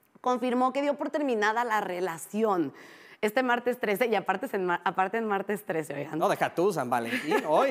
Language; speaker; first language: Spanish; native; Spanish